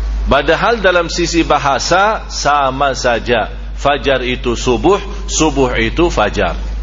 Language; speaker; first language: Indonesian; non-native, fluent; Arabic